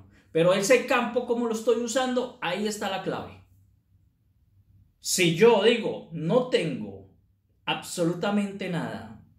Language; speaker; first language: Spanish; native; Spanish